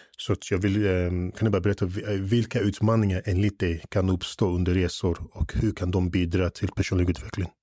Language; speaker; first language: Swedish; non-native, fluent; English